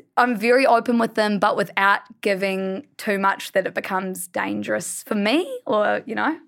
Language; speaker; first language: English; native; English